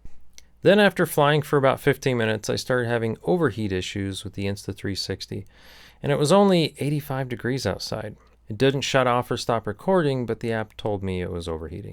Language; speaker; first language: English; native; English